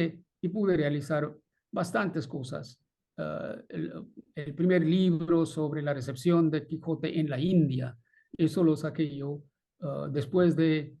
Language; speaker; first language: Spanish; non-native, fluent; Bangla